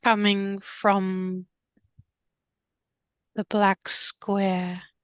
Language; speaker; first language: English; native; English